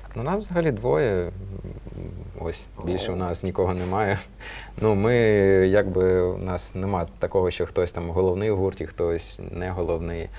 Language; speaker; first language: Ukrainian; non-native, local second language; Russian